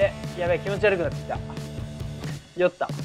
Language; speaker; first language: Japanese; native; Japanese